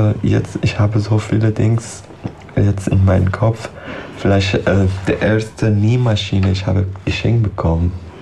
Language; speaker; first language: German; non-native, learner; Persian